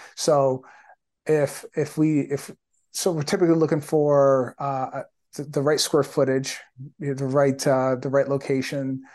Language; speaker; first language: English; native; English